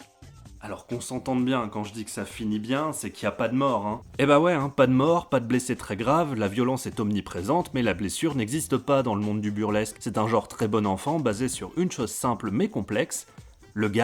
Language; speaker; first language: French; native; French